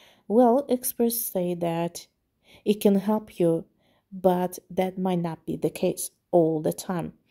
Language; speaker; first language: English; non-native, fluent; Azerbaijani